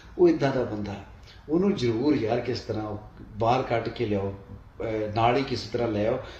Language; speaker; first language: Punjabi; native; Punjabi